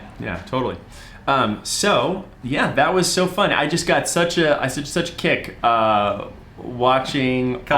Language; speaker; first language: English; native; English